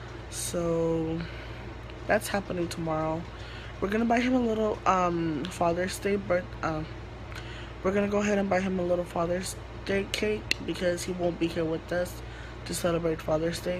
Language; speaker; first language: English; early bilingual, other home language; Spanish